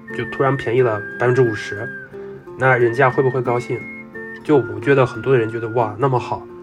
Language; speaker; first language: Chinese; non-native, fluent; Russian